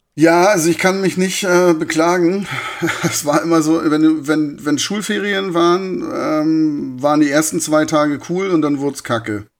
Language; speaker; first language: German; native; German